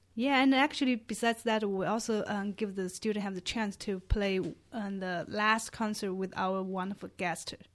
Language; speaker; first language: English; non-native, fluent; Chinese